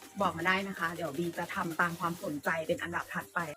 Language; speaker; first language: Thai; native; Thai